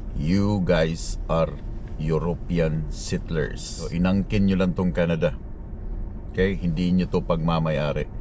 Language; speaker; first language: Filipino; native; Filipino